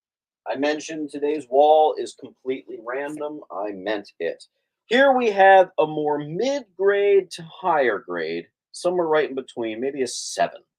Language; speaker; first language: English; native; English